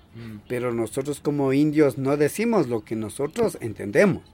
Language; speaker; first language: Spanish; non-native, local second language; Quechua